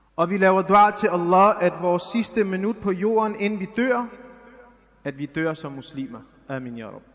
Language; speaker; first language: Danish; early bilingual, other home language; Arabic